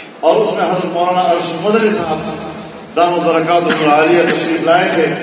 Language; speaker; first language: Urdu; non-native, local second language; Pashto